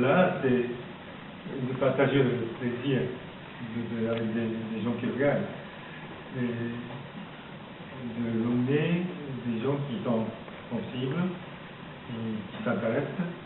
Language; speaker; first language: French; non-native, fluent; Japanese